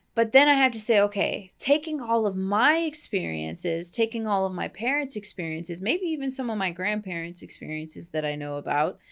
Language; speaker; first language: English; native; English